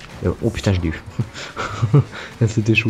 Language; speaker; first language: French; native; French